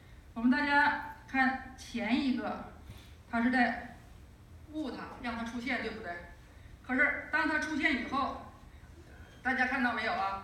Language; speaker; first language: Chinese; native; Chinese